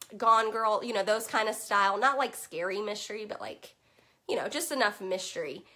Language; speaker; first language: English; native; English